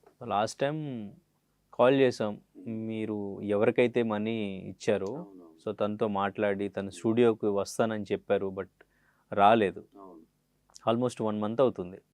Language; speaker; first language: Telugu; native; Telugu